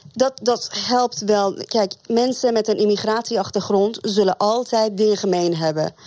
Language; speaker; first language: Dutch; non-native, fluent; Persian